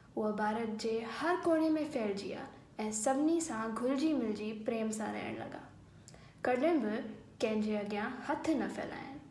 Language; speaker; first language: Sindhi; early bilingual, heritage; Sindhi